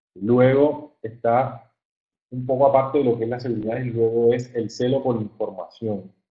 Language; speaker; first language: Spanish; native; Spanish